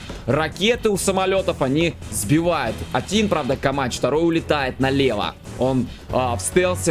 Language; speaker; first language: Russian; native; Russian